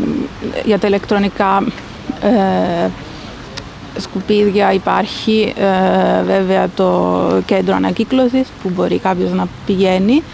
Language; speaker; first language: Greek; early bilingual, heritage; Greek